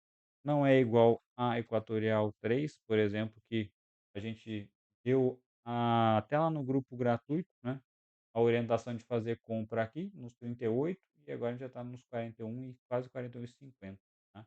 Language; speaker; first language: Portuguese; native; Portuguese